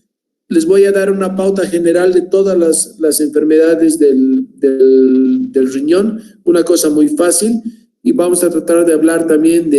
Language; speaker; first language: Spanish; native; Spanish